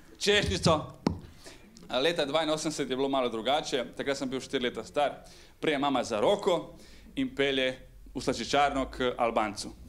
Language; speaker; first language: Slovenian; early bilingual, other home language; Serbian